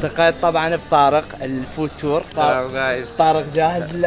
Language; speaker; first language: Arabic; native; Arabic